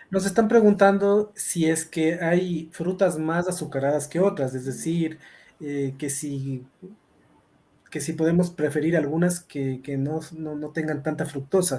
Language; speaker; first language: Spanish; native; Spanish